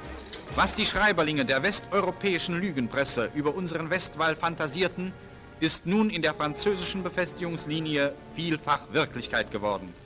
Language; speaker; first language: German; native; German